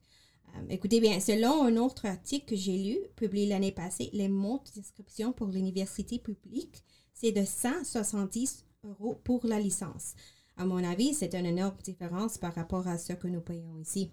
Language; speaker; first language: French; non-native, learner; English